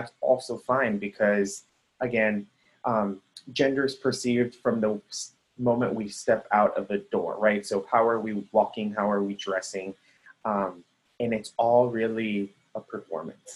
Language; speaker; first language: English; early bilingual, other home language; Spanish